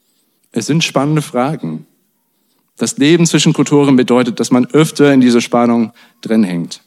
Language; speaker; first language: German; non-native, fluent; English